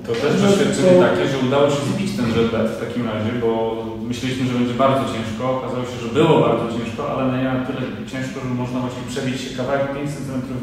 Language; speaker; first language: Polish; native; Polish